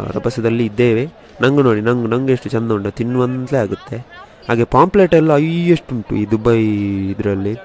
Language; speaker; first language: Kannada; non-native, local second language; Tulu